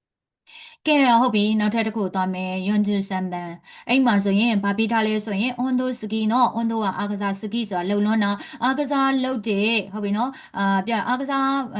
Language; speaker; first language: Burmese; native; Burmese